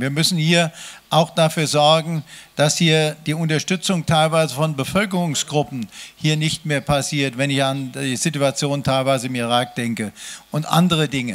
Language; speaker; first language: German; native; German